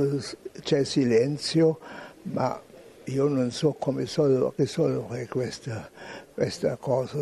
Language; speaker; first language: Italian; non-native, fluent; German